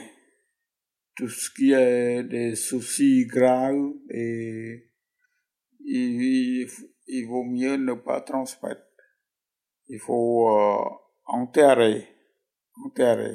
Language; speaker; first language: French; non-native, fluent; Khmer